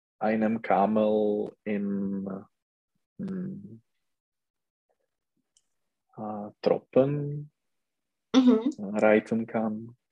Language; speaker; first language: German; non-native, learner; Czech